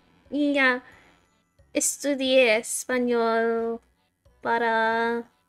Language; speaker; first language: Spanish; non-native, learner; English